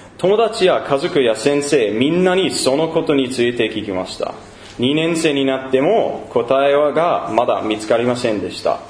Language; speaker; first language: Japanese; non-native, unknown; English